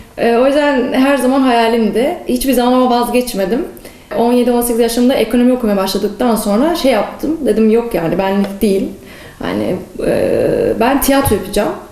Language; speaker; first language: Turkish; early bilingual, heritage; Turkish